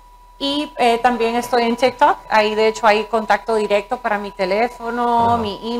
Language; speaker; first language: Spanish; native; Spanish